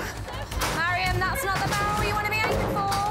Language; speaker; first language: English; native; English